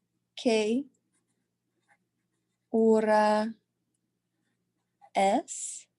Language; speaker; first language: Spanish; non-native, learner; English